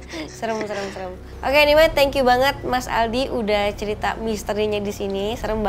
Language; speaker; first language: Indonesian; native; Indonesian